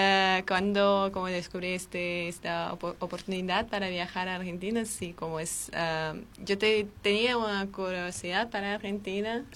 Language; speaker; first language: Spanish; non-native, fluent; Armenian